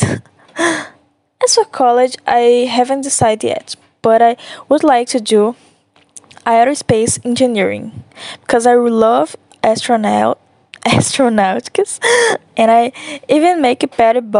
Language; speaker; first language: English; non-native, learner; Portuguese